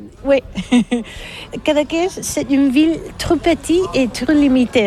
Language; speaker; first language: French; non-native, learner; Catalan